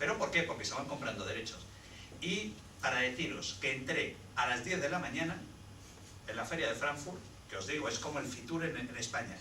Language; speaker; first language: Spanish; native; Spanish